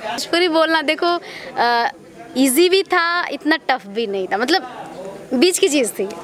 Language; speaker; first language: Hindi; native; Hindi